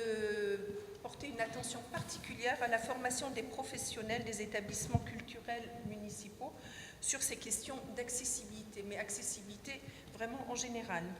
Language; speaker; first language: French; native; French